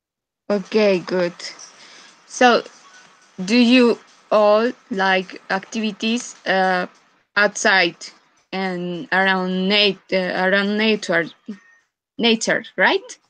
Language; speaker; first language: English; non-native, fluent; Spanish